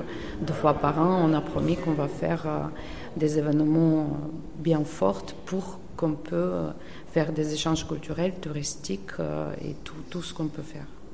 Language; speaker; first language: French; non-native, fluent; Ukrainian